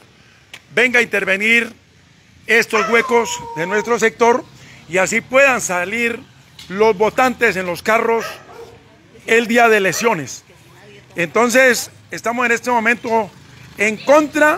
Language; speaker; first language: Spanish; native; Spanish